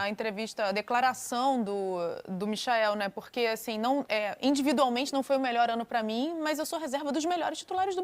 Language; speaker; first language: Portuguese; native; Portuguese